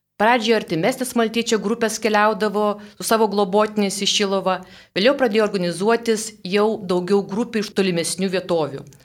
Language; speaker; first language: Lithuanian; native; Lithuanian